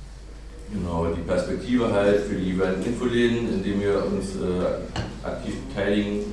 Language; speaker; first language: German; native; German